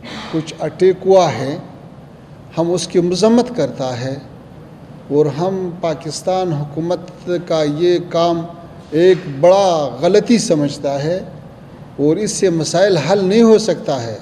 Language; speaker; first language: Hindi; non-native, fluent; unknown